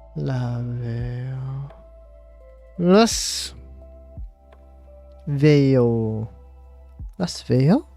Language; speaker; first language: Spanish; non-native, learner; English